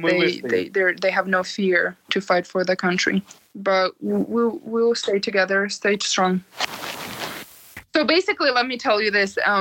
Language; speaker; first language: English; non-native, fluent; Ukrainian